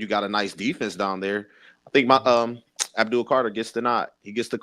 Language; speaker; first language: English; native; English